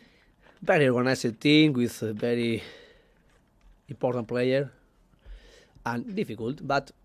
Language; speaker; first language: English; non-native, learner; Spanish